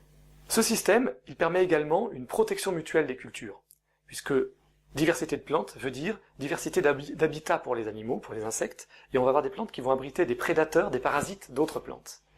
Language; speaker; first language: French; native; French